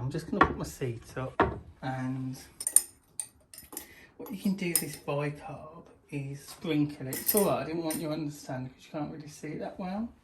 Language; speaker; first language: English; native; English